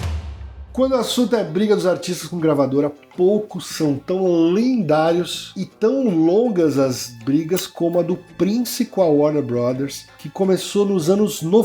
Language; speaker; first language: Portuguese; native; Portuguese